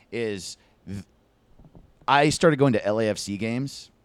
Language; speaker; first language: English; native; English